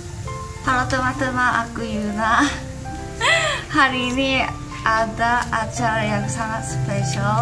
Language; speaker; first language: Indonesian; non-native, fluent; Korean